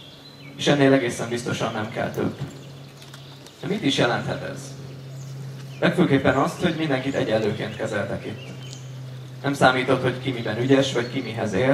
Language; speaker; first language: Hungarian; native; Hungarian